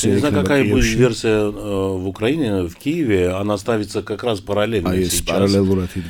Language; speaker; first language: Russian; non-native, fluent; Romanian